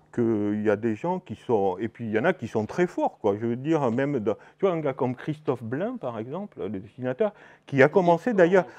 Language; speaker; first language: French; native; French